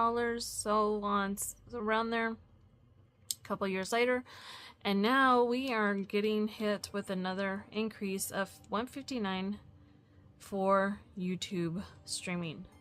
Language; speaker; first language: English; native; English